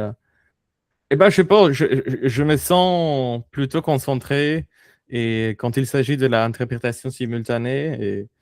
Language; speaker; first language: French; non-native, fluent; Spanish